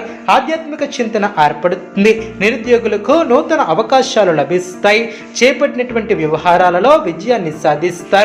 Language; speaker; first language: Telugu; native; Telugu